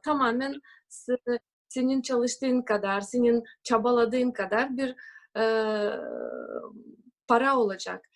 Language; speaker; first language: Turkish; non-native, fluent; Russian